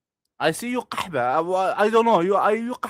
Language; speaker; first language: English; non-native, learner; Arabic